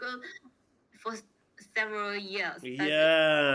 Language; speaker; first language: English; non-native, learner; Chinese